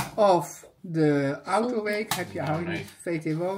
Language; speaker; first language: Dutch; native; Dutch